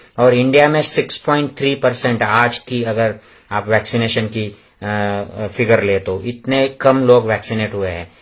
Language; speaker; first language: Hindi; non-native, local second language; Marathi